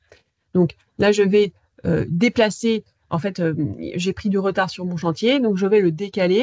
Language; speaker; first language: French; native; French